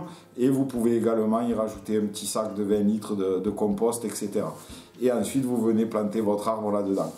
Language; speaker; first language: French; native; French